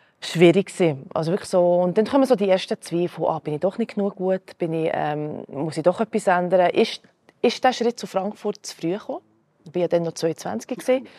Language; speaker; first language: German; early bilingual, other home language; Croatian